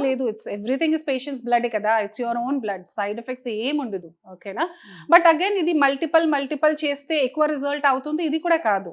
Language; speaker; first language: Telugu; non-native, fluent; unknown